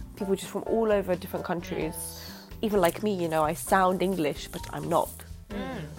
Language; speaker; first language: English; native; English